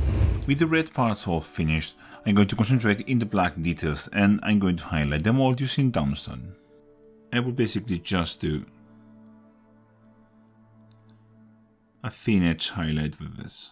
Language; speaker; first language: English; non-native, fluent; Spanish